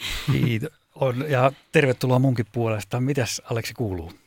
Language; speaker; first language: Finnish; native; Finnish